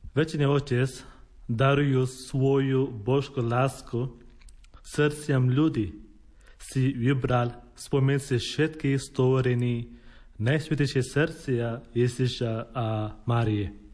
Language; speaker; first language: Slovak; non-native, learner; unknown